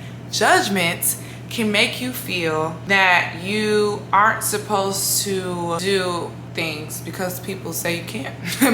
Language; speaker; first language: English; native; English